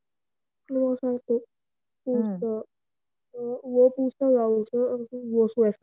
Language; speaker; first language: Chinese; non-native, learner; Indonesian